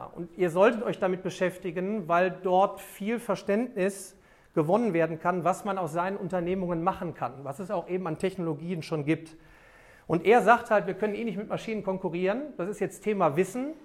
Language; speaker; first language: German; native; German